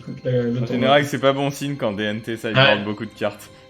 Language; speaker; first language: French; native; French